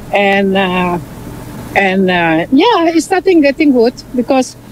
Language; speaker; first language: English; non-native, learner; Indonesian